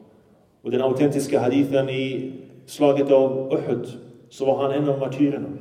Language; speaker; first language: Swedish; early bilingual, other home language; Arabic